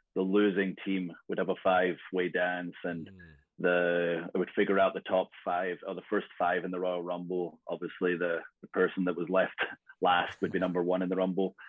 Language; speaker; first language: English; native; English